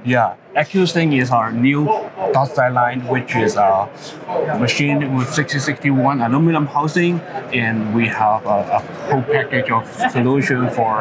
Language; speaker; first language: English; non-native, fluent; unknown